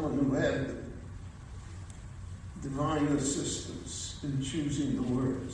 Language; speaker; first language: English; early bilingual, other home language; Yiddish